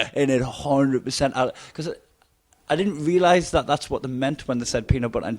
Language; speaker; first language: English; native; English